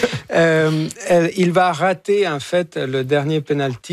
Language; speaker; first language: French; non-native, fluent; Spanish